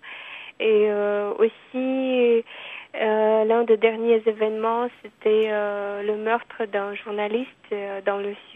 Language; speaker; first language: French; non-native, fluent; Kyrgyz